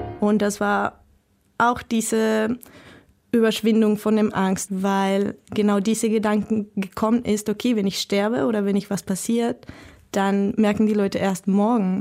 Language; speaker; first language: German; non-native, fluent; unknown